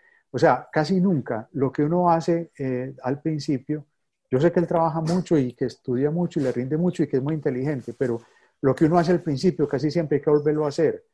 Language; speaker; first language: Spanish; native; Spanish